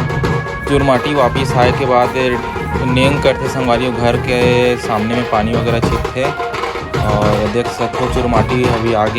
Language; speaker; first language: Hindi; non-native, local second language; Chhattisgarhi